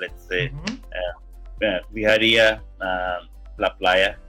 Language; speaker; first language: Spanish; non-native, learner; English